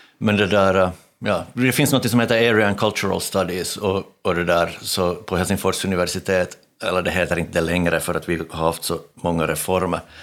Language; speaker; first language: Swedish; native; Swedish